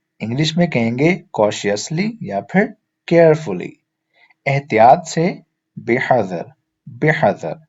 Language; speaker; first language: Urdu; native; Urdu